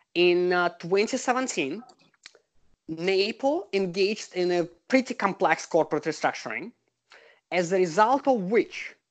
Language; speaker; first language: English; non-native, fluent; Russian